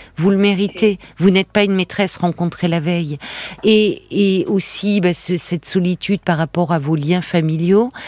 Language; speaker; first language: French; native; French